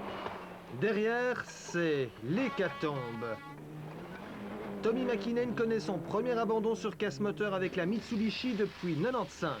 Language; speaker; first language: French; native; French